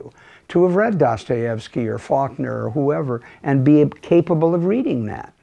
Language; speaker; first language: English; native; English